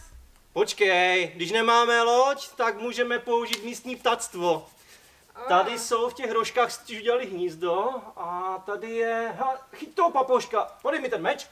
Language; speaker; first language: Czech; native; Czech